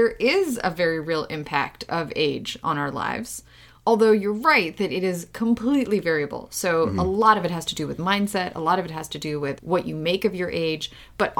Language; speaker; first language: English; early bilingual, other home language; Russian